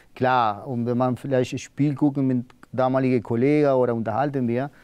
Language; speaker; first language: German; non-native, learner; Spanish